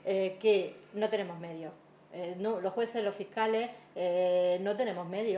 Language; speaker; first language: Spanish; native; Spanish